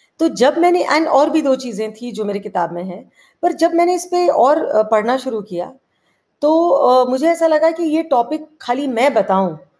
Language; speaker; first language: Hindi; non-native, local second language; Marwari